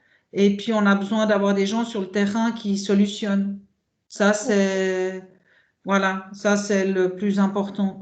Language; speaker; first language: French; native; French